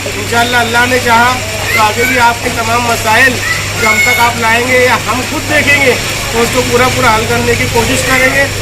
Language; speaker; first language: Hindi; native; Hindi